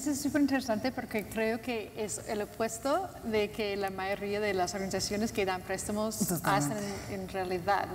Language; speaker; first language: Spanish; non-native, fluent; English